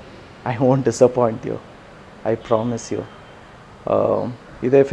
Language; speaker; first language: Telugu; non-native, learner; Kannada